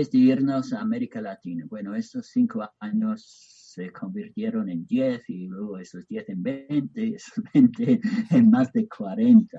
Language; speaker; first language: Spanish; non-native, fluent; English